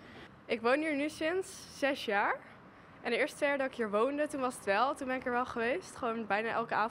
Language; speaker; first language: Dutch; native; Dutch